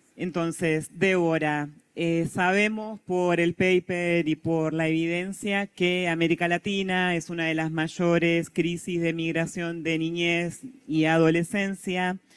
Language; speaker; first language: Spanish; native; Spanish